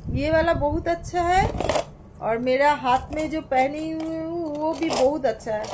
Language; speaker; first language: Hindi; non-native, local second language; Bangla